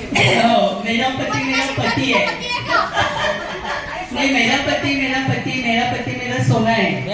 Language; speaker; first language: Hindi; non-native, local second language; Marathi